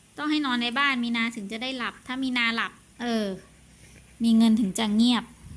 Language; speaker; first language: Thai; native; Thai